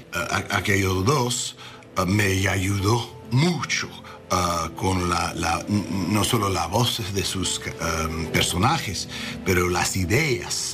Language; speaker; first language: Spanish; non-native, learner; English